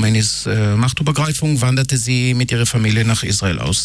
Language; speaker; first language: German; non-native, fluent; Hebrew